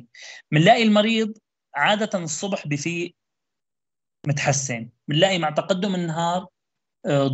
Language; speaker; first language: Arabic; native; Arabic